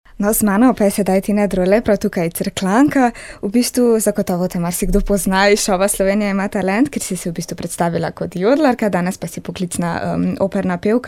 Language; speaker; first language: Slovenian; native; Slovenian